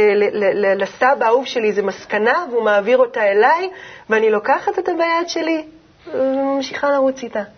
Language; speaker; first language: Hebrew; native; Hebrew